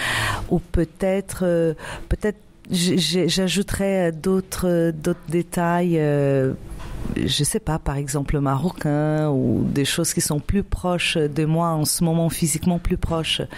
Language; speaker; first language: French; non-native, fluent; Portuguese